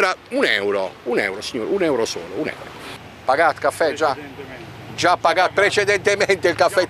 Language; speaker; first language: Italian; native; Italian